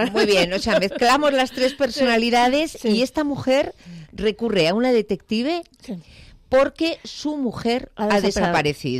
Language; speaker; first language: Spanish; native; Spanish